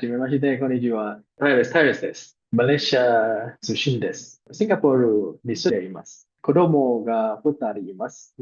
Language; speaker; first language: Japanese; non-native, learner; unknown